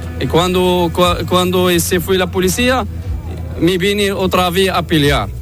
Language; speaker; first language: Spanish; non-native, learner; Arabic